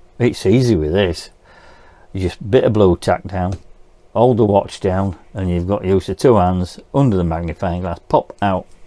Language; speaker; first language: English; native; English